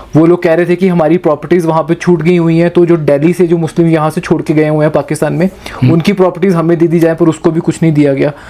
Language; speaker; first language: Hindi; native; Hindi